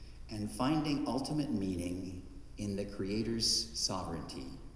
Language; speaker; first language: English; native; English